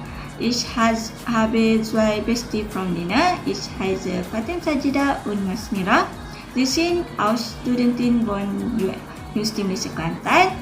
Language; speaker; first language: German; non-native, learner; Malay